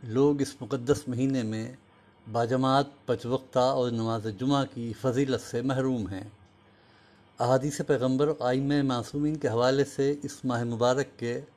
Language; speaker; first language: Urdu; native; Urdu